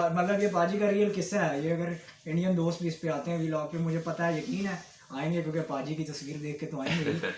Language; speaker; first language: Urdu; non-native, local second language; Punjabi